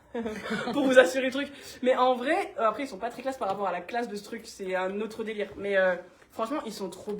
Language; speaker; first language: French; native; French